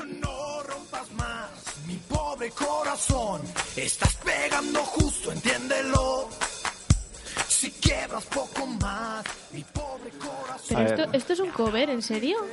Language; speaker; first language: Spanish; native; Spanish